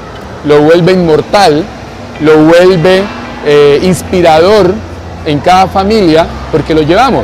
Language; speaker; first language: Spanish; native; Spanish